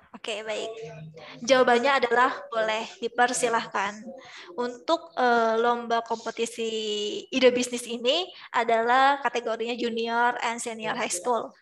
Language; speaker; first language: Indonesian; native; Indonesian